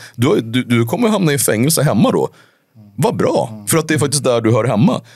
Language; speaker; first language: Swedish; native; Swedish